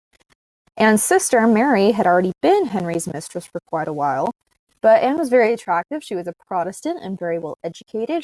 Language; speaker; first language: English; native; English